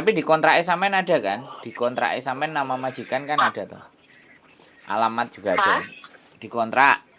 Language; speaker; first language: Indonesian; non-native, local second language; Javanese